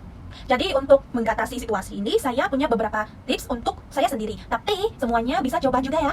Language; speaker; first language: Indonesian; non-native, learner; Khmer